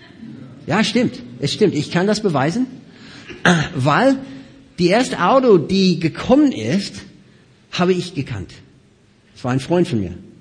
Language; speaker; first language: German; non-native, fluent; English